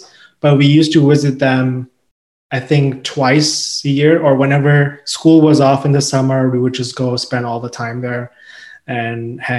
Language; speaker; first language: English; non-native, local second language; Urdu